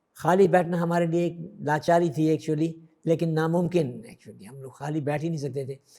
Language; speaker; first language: Hindi; early bilingual, other home language; Sindhi